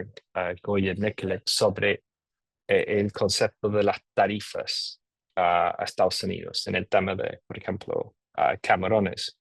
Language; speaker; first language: Spanish; non-native, fluent; English